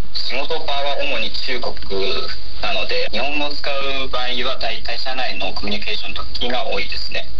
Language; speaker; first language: Japanese; non-native, fluent; Chinese